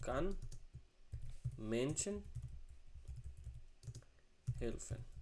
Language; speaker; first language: German; non-native, fluent; Hindi